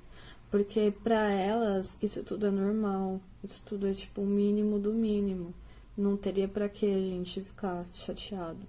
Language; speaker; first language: Portuguese; native; Portuguese